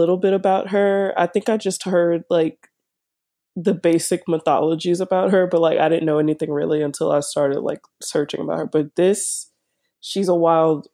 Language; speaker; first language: English; native; English